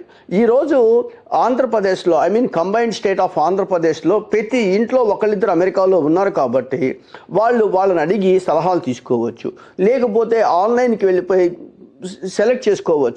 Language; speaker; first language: Telugu; native; Telugu